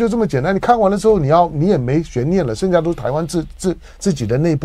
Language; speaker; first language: Chinese; native; Chinese